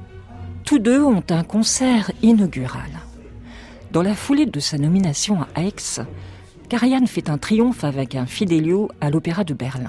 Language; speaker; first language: French; native; French